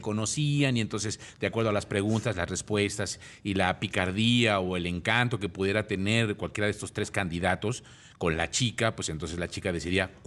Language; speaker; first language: Spanish; native; Spanish